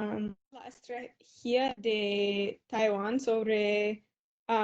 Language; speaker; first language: Spanish; non-native, learner; English